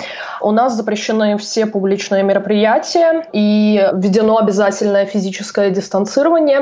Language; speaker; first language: Russian; native; Russian